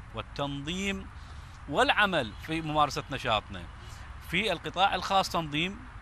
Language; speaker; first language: Arabic; native; Arabic